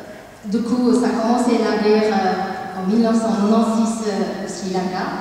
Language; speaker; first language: French; non-native, learner; Tamil